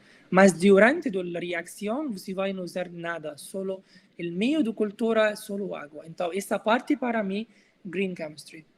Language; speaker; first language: Portuguese; non-native, learner; Arabic